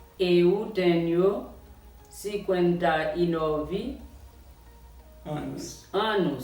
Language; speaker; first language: Portuguese; non-native, learner; Haitian Creole